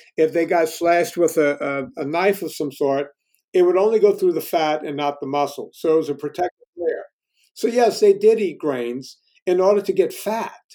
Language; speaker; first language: English; native; English